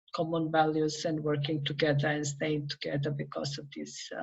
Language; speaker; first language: English; non-native, fluent; Macedonian